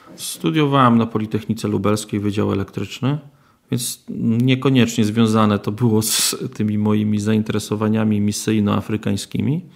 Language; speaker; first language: Polish; native; Polish